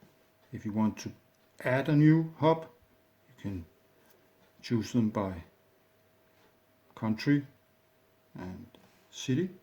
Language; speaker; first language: English; non-native, fluent; Danish